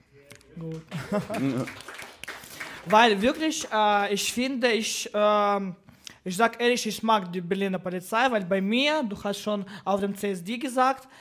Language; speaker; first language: German; non-native, learner; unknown